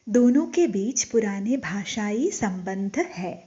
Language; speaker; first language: Hindi; non-native, local second language; Malayalam